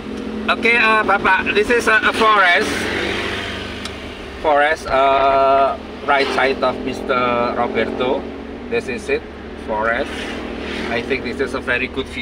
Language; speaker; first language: English; non-native, learner; Indonesian